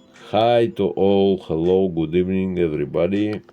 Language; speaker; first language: English; non-native, learner; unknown